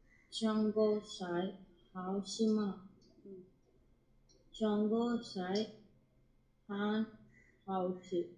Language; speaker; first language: Chinese; non-native, learner; Tamil